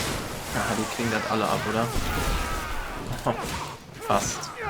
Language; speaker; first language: German; native; German